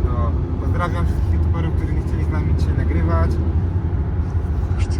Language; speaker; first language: Polish; native; Polish